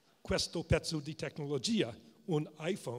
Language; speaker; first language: Italian; non-native, fluent; English